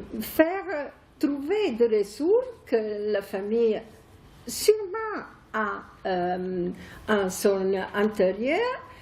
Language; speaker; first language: French; non-native, fluent; Italian